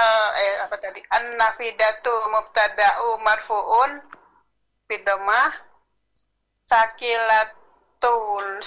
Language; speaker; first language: Arabic; non-native, learner; Indonesian